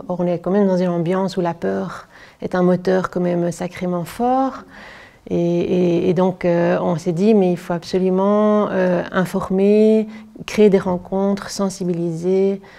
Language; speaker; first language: French; native; French